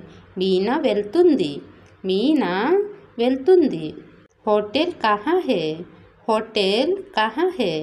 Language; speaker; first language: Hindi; non-native, local second language; Odia